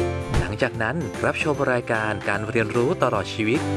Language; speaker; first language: Thai; native; Thai